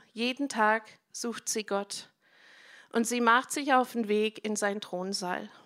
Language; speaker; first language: German; non-native, fluent; English